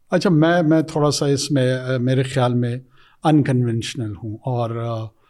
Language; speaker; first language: Urdu; non-native, local second language; Pashto